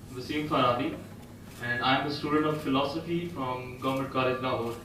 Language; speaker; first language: English; non-native, local second language; Urdu